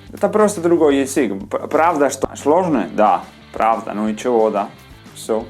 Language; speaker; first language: Russian; non-native, fluent; Spanish